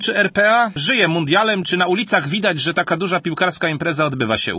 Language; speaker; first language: Polish; native; Polish